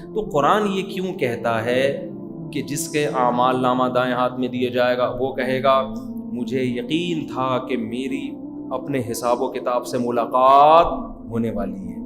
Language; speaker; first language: Urdu; native; Urdu